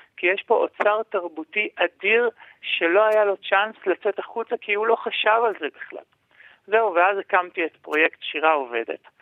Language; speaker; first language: Hebrew; native; Hebrew